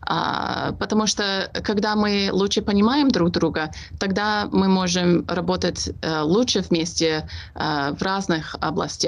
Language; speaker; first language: Russian; non-native, fluent; English